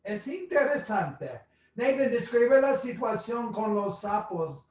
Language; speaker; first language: Spanish; non-native, fluent; English